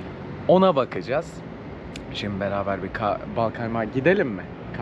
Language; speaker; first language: Turkish; native; Turkish